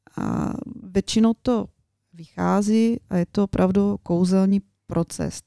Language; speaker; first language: Czech; non-native, fluent; Bulgarian